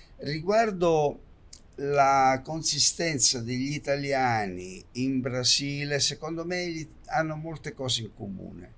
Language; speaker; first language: Italian; native; Italian